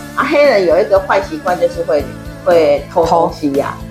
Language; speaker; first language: Chinese; native; Chinese